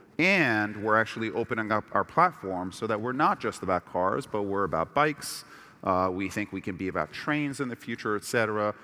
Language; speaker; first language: English; early bilingual, other home language; Persian